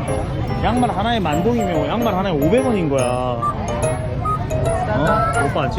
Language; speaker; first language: Korean; native; Korean